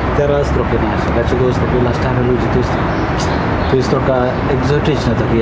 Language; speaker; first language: Polish; non-native, learner; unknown